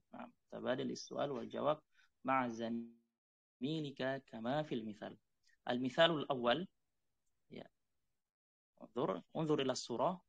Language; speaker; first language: Arabic; non-native, fluent; Indonesian